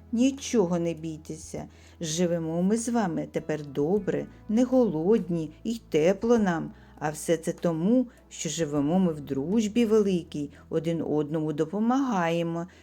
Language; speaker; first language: Ukrainian; native; Ukrainian